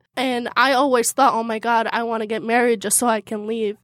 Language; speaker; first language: English; early bilingual, heritage; Arabic